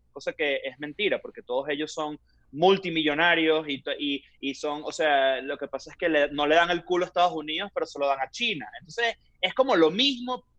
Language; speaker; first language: Spanish; native; Spanish